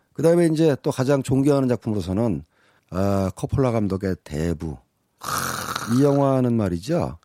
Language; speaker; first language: Korean; native; Korean